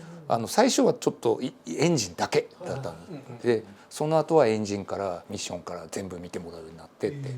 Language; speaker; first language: Japanese; native; Japanese